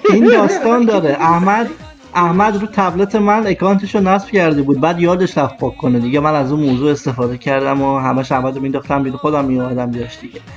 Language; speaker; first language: Persian; non-native, local second language; Kurdish